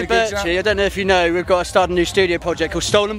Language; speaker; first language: English; native; English